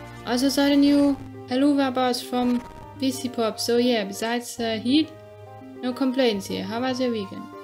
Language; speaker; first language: English; non-native, fluent; German